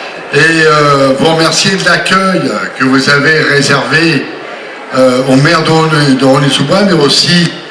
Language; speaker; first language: French; native; French